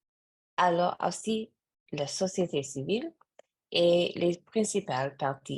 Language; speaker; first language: French; non-native, learner; English